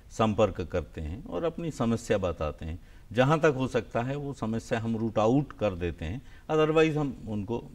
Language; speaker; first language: Hindi; native; Hindi